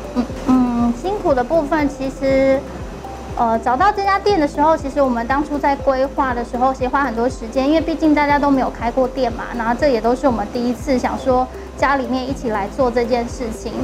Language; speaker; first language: Chinese; native; Chinese